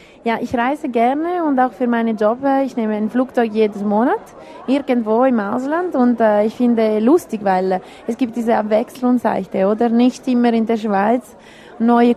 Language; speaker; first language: German; non-native, local second language; Italian